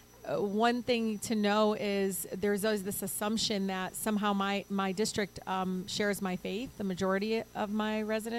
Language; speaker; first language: English; early bilingual, other home language; Arabic